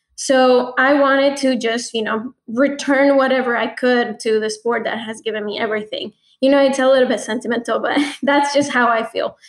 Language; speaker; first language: English; non-native, fluent; Spanish